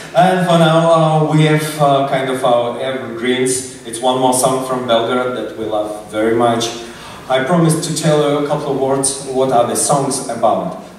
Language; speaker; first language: English; non-native, fluent; Russian